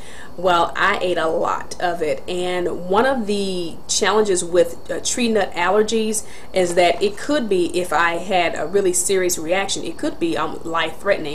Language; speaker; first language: English; native; English